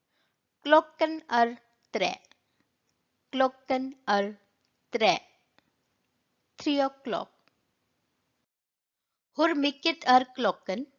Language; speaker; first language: Swedish; non-native, learner; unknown